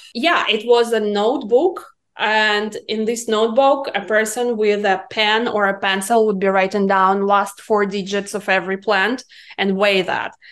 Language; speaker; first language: English; non-native, fluent; Russian